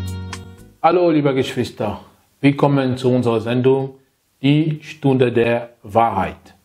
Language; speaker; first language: German; non-native, learner; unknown